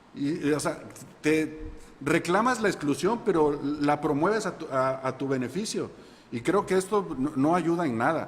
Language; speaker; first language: Spanish; native; Spanish